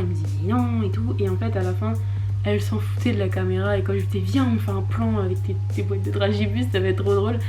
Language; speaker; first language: French; native; French